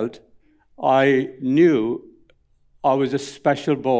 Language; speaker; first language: English; non-native, local second language; Punjabi